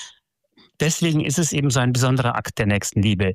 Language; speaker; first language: German; native; German